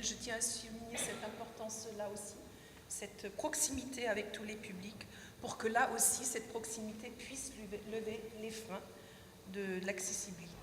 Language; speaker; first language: French; native; French